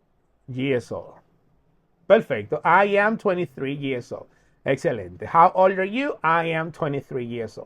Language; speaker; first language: English; non-native, fluent; Spanish